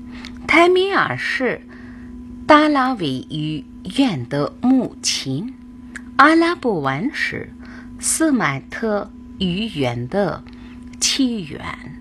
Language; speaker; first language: Chinese; non-native, fluent; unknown